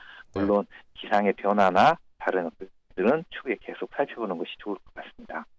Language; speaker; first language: Korean; native; Korean